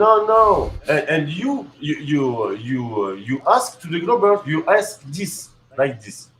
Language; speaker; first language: English; non-native, learner; French